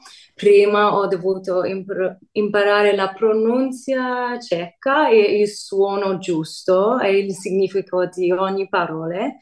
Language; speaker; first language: Italian; early bilingual, heritage; English